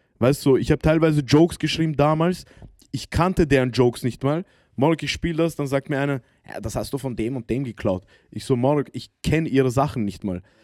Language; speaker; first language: German; early bilingual, other home language; Arabic